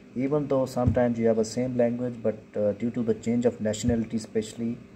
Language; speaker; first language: English; non-native, local second language; Urdu